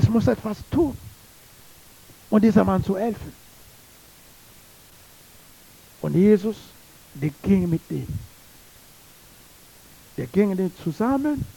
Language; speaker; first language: German; non-native, learner; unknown